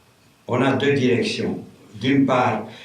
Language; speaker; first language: French; non-native, fluent; Romanian